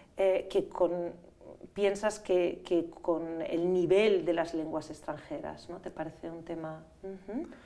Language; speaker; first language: Spanish; native; Spanish